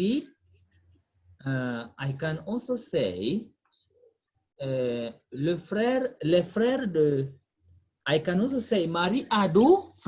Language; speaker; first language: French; non-native, fluent; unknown